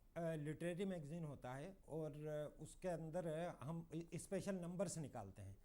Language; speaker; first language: Urdu; native; Urdu